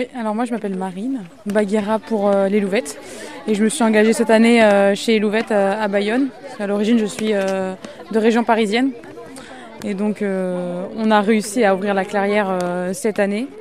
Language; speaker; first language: French; native; French